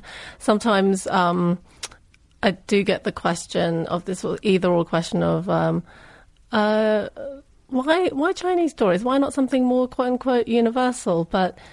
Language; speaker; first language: English; native; English